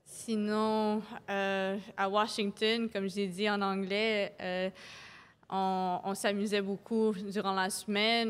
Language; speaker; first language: French; non-native, local second language; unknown